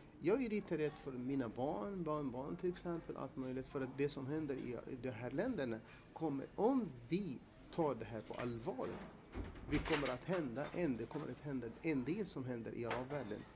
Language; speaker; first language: Swedish; non-native, fluent; Arabic